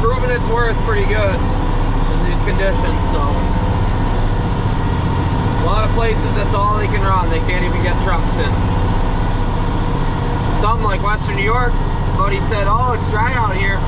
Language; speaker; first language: English; native; English